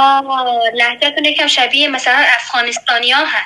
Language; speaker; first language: Persian; native; Persian